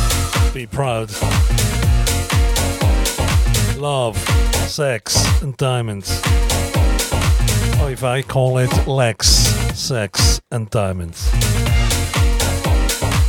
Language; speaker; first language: English; non-native, fluent; Swiss German